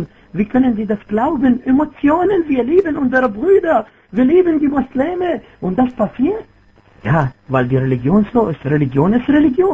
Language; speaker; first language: German; non-native, fluent; Arabic